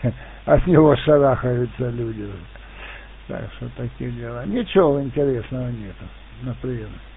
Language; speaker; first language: Russian; native; Russian